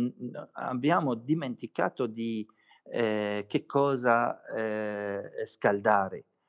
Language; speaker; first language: Italian; non-native, fluent; Arabic